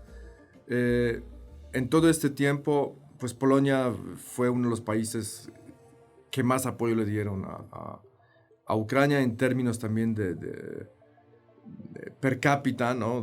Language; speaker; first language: Spanish; non-native, fluent; Polish